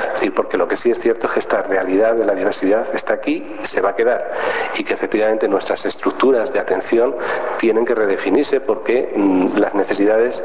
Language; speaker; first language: Spanish; native; Spanish